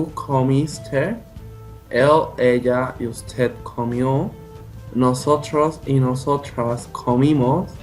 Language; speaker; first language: Spanish; non-native, learner; English